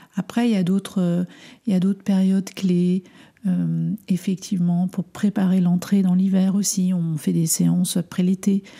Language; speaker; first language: French; early bilingual, other home language; Armenian